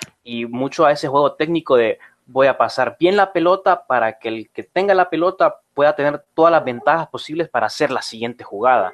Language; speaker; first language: Spanish; native; Spanish